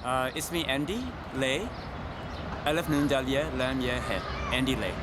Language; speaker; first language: Arabic; non-native, fluent; English